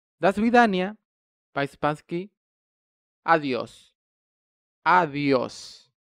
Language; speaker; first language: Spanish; non-native, fluent; Russian